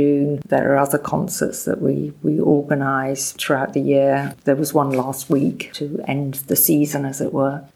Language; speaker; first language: English; native; English